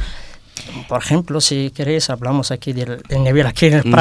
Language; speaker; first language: Spanish; non-native, fluent; Arabic